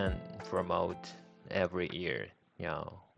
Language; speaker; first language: English; non-native, learner; Japanese